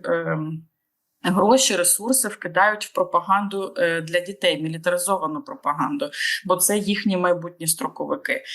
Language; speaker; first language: Ukrainian; native; Ukrainian